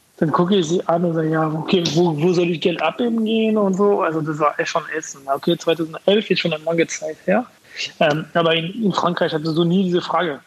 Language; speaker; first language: German; non-native, fluent; French